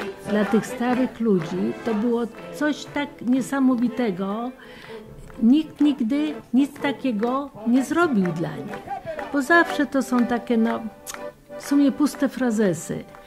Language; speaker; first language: Polish; native; Polish